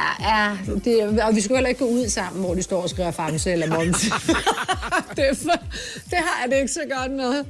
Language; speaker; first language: Danish; native; Danish